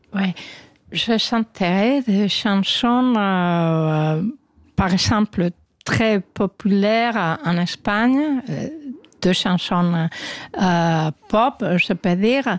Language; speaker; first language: French; non-native, fluent; Spanish